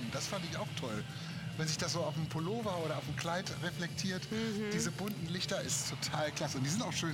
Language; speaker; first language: German; native; German